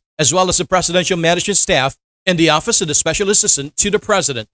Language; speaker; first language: English; non-native, local second language; Filipino